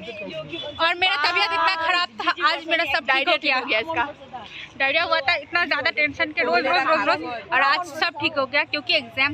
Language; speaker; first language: Hindi; non-native, local second language; Bangla